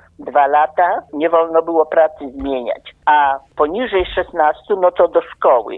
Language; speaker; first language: Polish; native; Polish